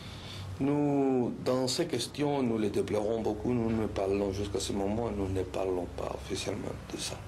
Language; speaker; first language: French; non-native, learner; Spanish